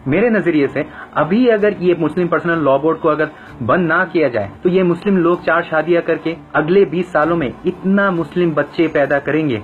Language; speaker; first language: Hindi; non-native, fluent; Bangla